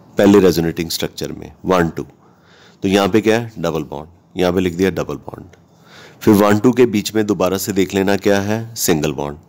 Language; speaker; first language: Hindi; native; Hindi